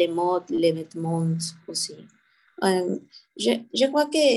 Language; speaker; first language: French; non-native, learner; Spanish